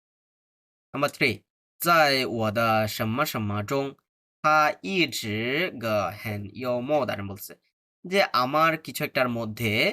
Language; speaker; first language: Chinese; non-native, fluent; Bangla